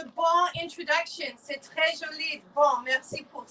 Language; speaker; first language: French; non-native, learner; English